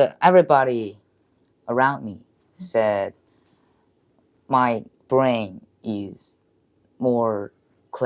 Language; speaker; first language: English; non-native, learner; Chinese